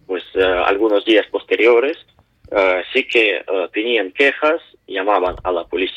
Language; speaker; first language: Spanish; non-native, learner; Ukrainian